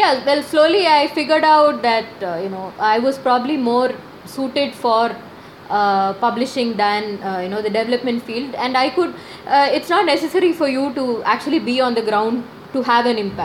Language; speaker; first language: English; non-native, local second language; Malayalam